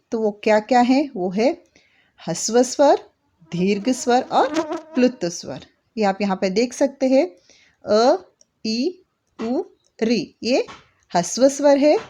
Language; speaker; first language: Hindi; non-native, local second language; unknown